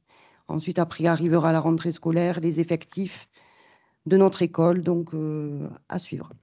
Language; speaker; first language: French; native; French